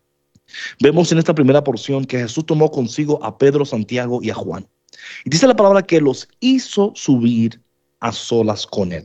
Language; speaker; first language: Spanish; native; Spanish